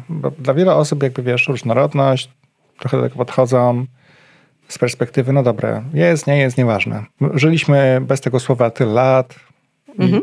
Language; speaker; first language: Polish; native; Polish